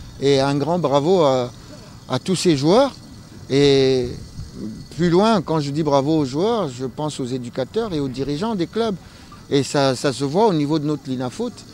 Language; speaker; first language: French; non-native, local second language; Lingala